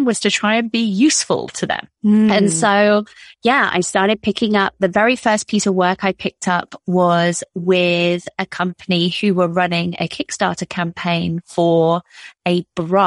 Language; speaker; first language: English; native; English